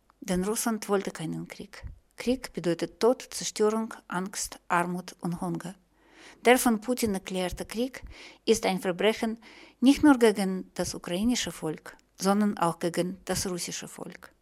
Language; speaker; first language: German; non-native, fluent; Russian